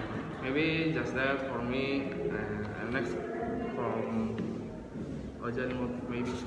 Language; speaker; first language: English; non-native, learner; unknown